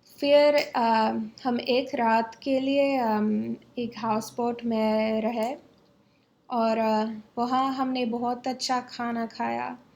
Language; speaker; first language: Hindi; non-native, learner; English